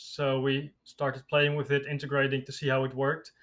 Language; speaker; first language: English; non-native, fluent; Dutch